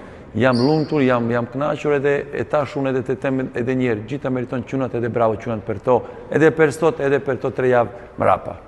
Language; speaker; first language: Albanian; non-native, learner; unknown